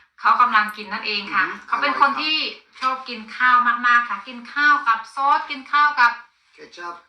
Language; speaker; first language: Thai; native; Thai